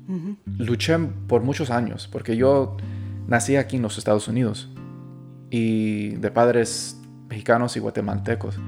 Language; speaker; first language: Spanish; early bilingual, heritage; Spanish